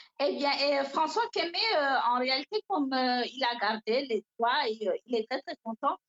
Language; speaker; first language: French; non-native, local second language; Fula